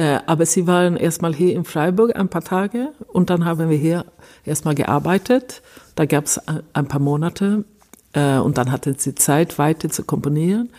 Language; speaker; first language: German; non-native, fluent; Swedish